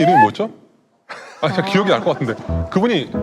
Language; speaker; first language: Korean; native; Korean